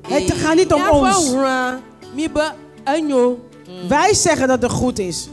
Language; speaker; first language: Dutch; non-native, fluent; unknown